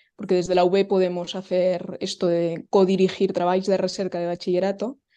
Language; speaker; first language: Spanish; non-native, local second language; Catalan